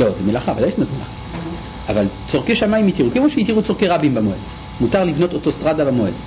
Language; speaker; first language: Hebrew; native; Hebrew